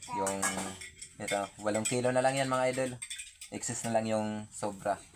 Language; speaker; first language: Filipino; non-native, local second language; Waray